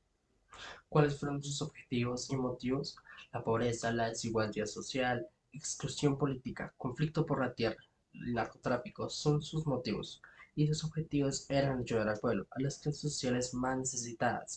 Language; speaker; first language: Spanish; native; Spanish